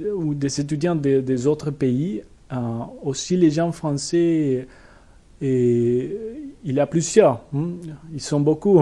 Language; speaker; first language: French; non-native, fluent; Spanish